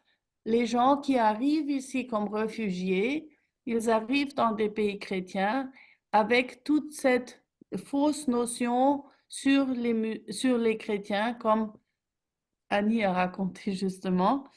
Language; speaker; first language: French; non-native, fluent; German